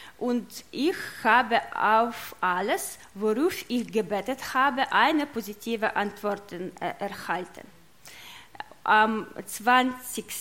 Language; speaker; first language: German; non-native, learner; Russian